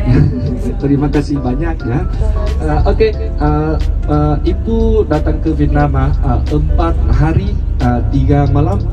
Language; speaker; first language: Indonesian; non-native, learner; Vietnamese